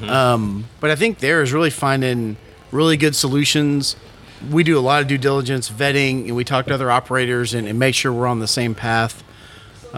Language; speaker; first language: English; native; English